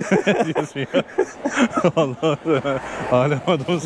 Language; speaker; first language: Turkish; native; Turkish